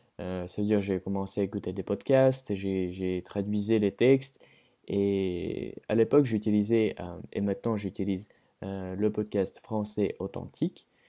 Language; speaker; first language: French; non-native, fluent; Russian